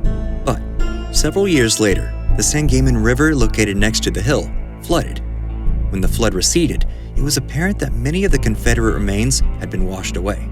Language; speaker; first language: English; native; English